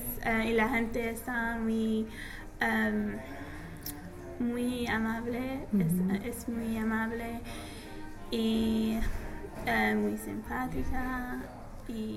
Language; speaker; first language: Spanish; non-native, learner; English